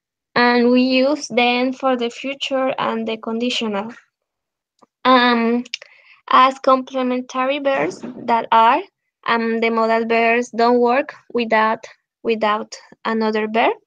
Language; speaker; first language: English; non-native, learner; Spanish